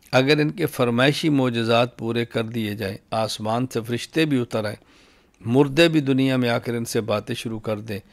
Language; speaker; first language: Urdu; native; Urdu